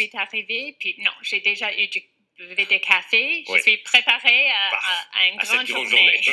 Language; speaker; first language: French; non-native, fluent; English